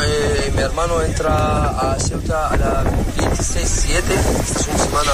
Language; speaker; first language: Spanish; non-native, learner; Arabic